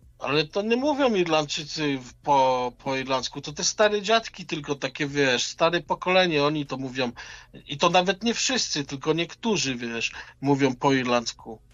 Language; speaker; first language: Polish; native; Polish